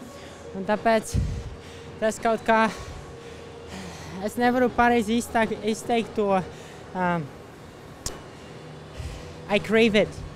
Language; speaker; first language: Latvian; non-native, local second language; Russian